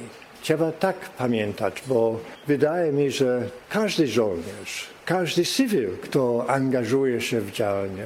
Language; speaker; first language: Polish; early bilingual, heritage; English